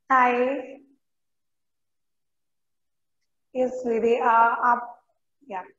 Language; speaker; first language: English; non-native, local second language; Hindi